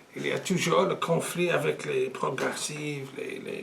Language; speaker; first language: French; non-native, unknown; English